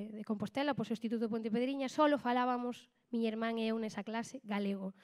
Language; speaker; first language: Galician; native; Galician